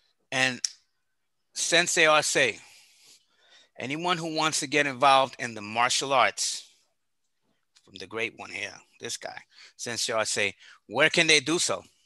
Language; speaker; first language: English; early bilingual, other home language; Spanish